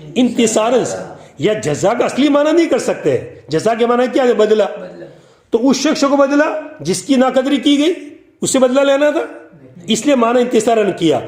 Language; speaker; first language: Urdu; non-native, local second language; Gujarati